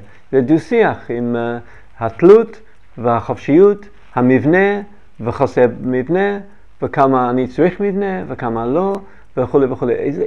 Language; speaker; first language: Hebrew; non-native, learner; English